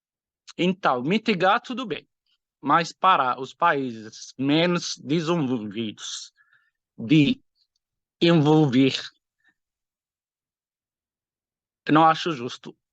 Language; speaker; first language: Portuguese; non-native, fluent; Arabic